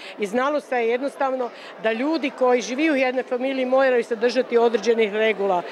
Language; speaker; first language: Croatian; native; Croatian